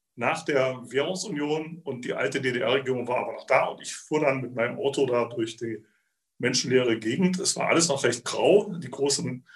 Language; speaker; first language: German; native; German